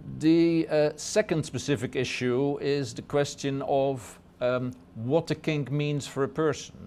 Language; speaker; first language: English; non-native, fluent; Dutch